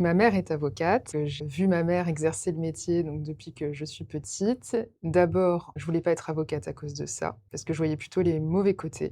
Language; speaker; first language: French; native; French